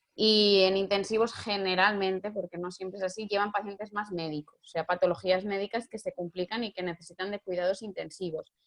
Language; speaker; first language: Spanish; native; Spanish